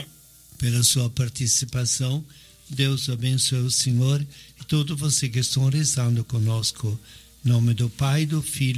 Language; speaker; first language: Portuguese; non-native, fluent; Italian